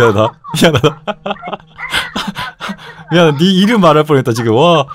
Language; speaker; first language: Korean; native; Korean